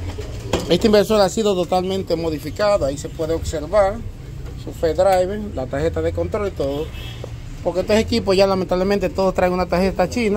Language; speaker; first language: Spanish; native; Spanish